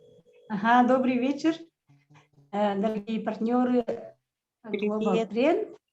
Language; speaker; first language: Russian; non-native, local second language; Yakut